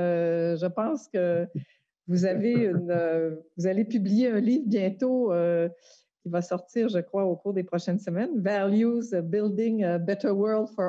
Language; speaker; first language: French; native; French